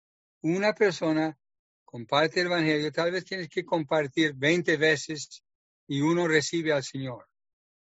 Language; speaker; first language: Spanish; non-native, fluent; English